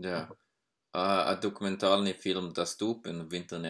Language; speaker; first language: Russian; non-native, fluent; Norwegian